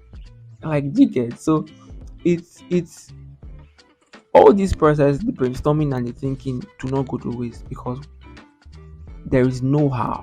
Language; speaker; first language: English; non-native, local second language; Yoruba